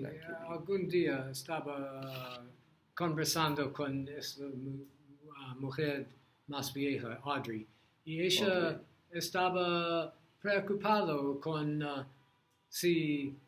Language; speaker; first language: Portuguese; non-native, learner; English